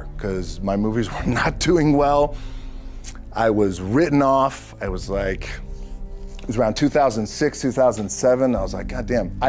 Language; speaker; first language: English; native; English